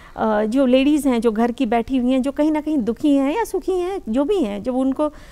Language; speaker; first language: Hindi; native; Hindi